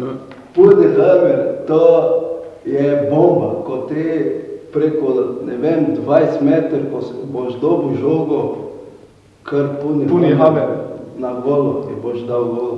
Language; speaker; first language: Slovenian; non-native, learner; Portuguese